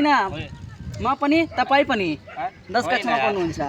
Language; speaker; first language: Nepali; non-native, local second language; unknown